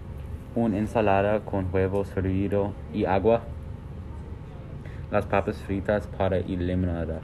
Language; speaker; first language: Spanish; non-native, learner; English